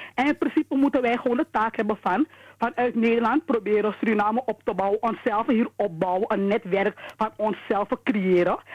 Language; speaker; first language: Dutch; native; Dutch